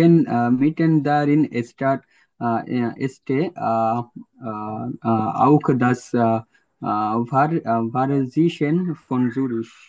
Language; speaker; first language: German; non-native, learner; Bangla